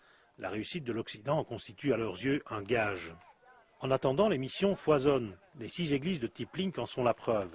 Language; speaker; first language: French; native; French